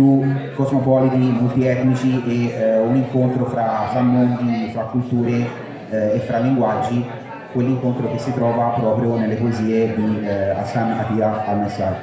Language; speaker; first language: Italian; native; Italian